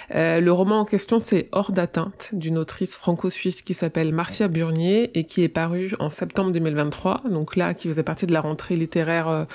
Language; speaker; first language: French; native; French